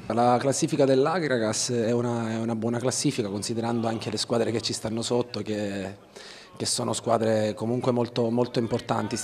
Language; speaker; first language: Italian; native; Italian